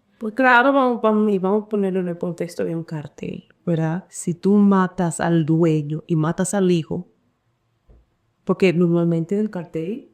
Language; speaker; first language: Spanish; early bilingual, heritage; Spanish